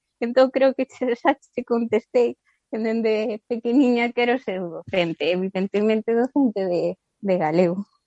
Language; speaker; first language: Galician; non-native, local second language; Spanish